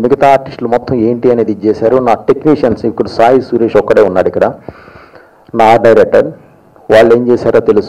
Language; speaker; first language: Telugu; native; Telugu